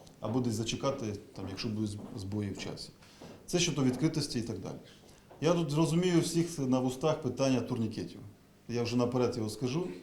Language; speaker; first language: Ukrainian; native; Ukrainian